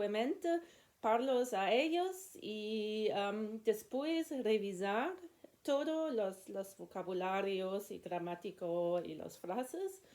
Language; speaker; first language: Spanish; non-native, learner; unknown